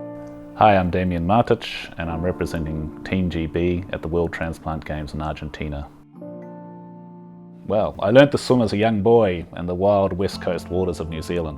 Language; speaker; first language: English; native; English